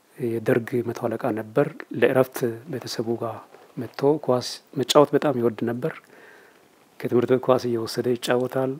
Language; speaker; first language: Amharic; non-native, local second language; Wolaytta